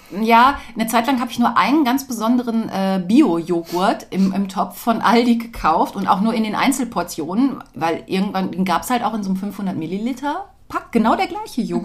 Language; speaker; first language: German; native; German